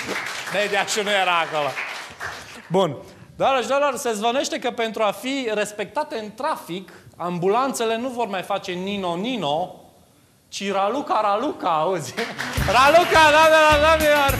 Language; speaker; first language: Romanian; native; Romanian